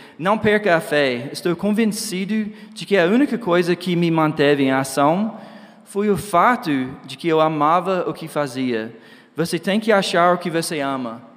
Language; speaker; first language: Portuguese; non-native, fluent; English